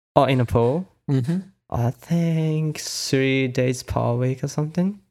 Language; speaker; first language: English; non-native, learner; Japanese